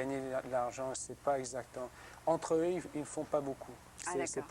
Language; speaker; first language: French; non-native, learner; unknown